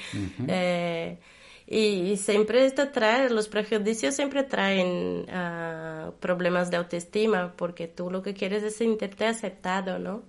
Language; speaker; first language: Spanish; non-native, fluent; Portuguese